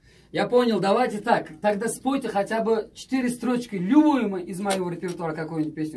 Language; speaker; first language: Russian; non-native, local second language; Uzbek